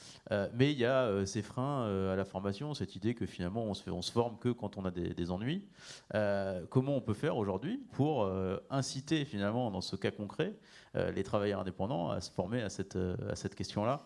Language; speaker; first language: French; native; French